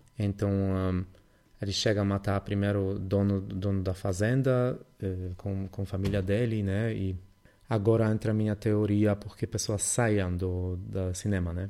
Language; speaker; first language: Portuguese; non-native, fluent; Polish